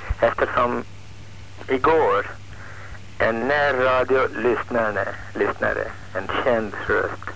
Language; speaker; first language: Swedish; non-native, fluent; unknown